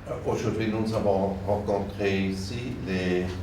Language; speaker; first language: French; non-native, learner; German